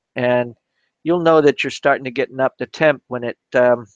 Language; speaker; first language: English; native; English